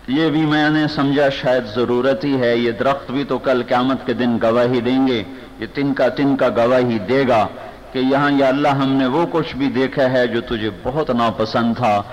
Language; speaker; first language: Urdu; non-native, local second language; Punjabi